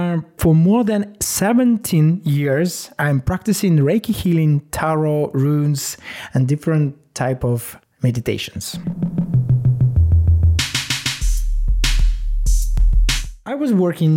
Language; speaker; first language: English; non-native, fluent; Russian